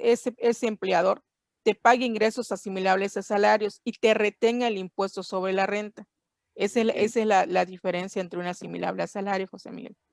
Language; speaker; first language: Spanish; native; Spanish